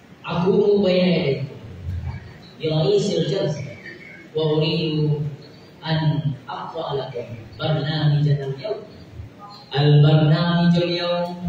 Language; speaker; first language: Arabic; non-native, learner; Indonesian